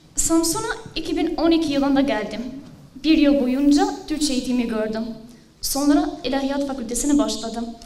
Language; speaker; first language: Turkish; non-native, fluent; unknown